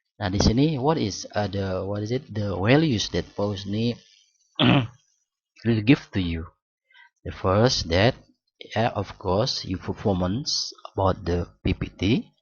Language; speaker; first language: English; non-native, learner; Indonesian